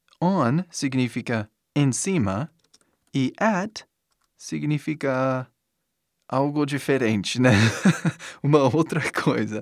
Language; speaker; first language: Portuguese; non-native, fluent; English